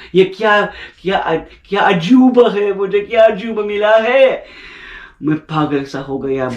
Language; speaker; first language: Hindi; non-native, fluent; Russian